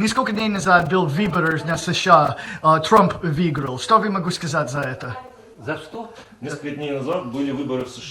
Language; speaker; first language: Russian; non-native, learner; English